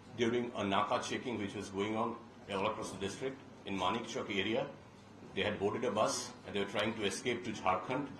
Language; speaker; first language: English; non-native, local second language; Bangla